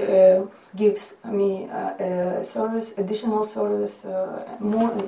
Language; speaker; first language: English; non-native, learner; Russian